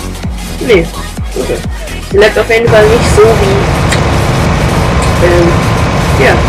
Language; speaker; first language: German; native; German